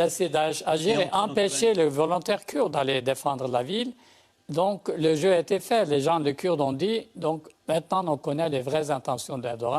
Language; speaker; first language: French; native; French